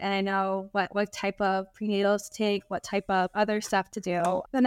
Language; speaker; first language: English; native; English